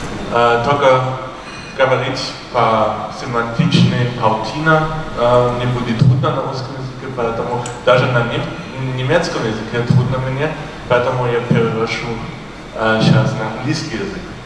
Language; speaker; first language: Russian; non-native, learner; German